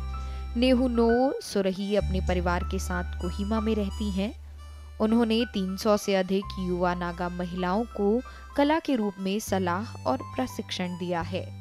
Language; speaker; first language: Hindi; native; Hindi